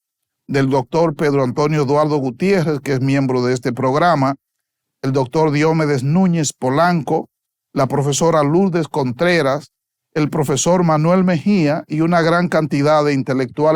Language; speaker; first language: Spanish; native; Spanish